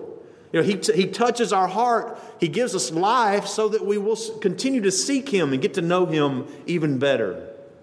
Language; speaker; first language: English; native; English